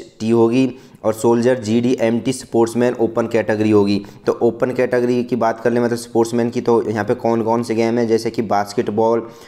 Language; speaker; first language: Hindi; native; Hindi